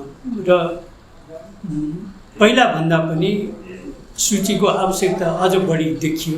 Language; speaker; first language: Nepali; native; Nepali